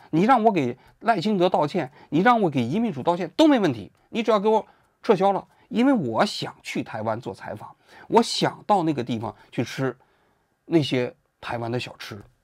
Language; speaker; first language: Chinese; native; Chinese